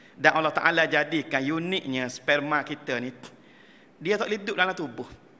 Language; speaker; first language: Malay; native; Malay